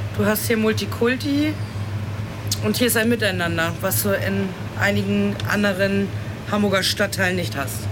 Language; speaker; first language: German; native; German